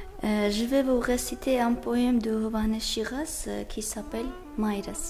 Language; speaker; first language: French; non-native, fluent; Armenian